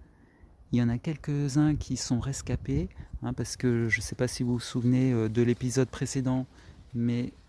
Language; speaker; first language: French; native; French